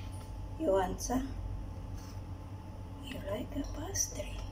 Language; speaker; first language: English; non-native, learner; Filipino